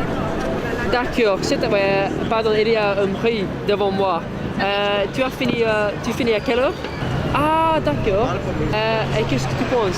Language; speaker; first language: French; non-native, learner; English